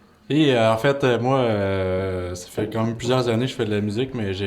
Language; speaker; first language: French; native; French